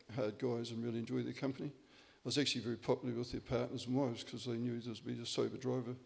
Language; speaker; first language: English; native; English